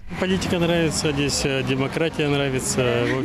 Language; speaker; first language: Russian; native; Russian